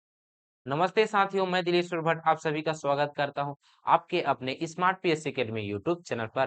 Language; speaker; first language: Hindi; native; Hindi